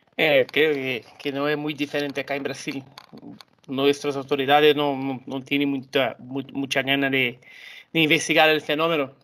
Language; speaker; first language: Spanish; non-native, learner; Portuguese